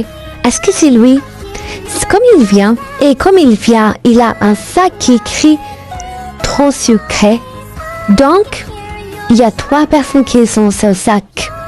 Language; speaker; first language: French; non-native, learner; Arabic